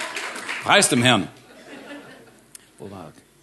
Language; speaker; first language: German; non-native, learner; English